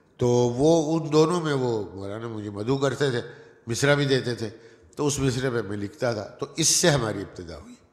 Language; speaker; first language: Urdu; non-native, local second language; Gujarati